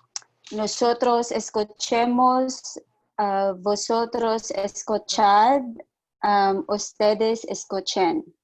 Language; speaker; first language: Spanish; non-native, learner; English